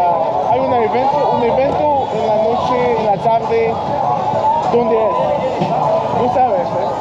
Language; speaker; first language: Spanish; non-native, learner; English